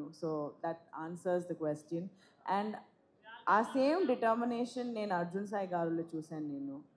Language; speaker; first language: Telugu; non-native, fluent; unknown